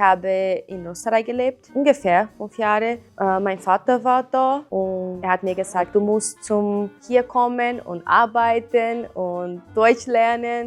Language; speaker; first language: German; non-native, learner; Portuguese